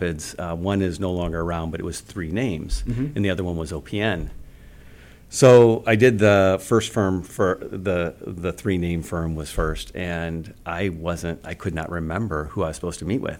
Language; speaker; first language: English; native; English